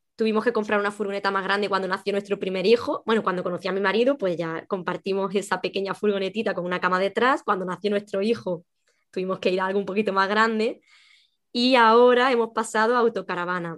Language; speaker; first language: Spanish; native; Spanish